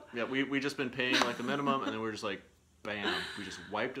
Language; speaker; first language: English; native; English